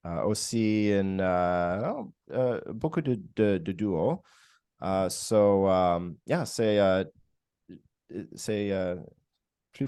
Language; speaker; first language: French; non-native, learner; English